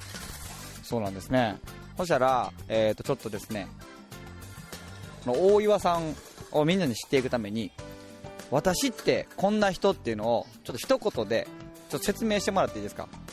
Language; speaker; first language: Japanese; native; Japanese